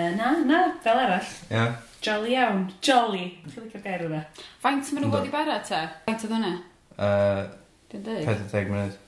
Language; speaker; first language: Welsh; native; Welsh